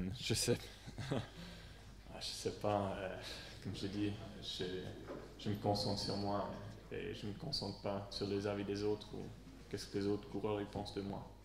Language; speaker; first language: French; non-native, local second language; Swiss German